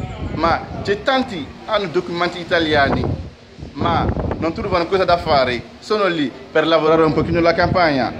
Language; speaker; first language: Italian; non-native, learner; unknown